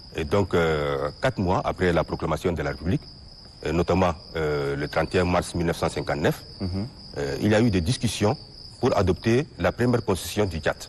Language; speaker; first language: French; non-native, local second language; Arabic